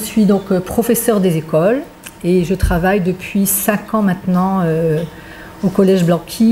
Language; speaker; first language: French; native; French